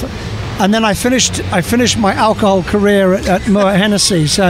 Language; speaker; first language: English; native; English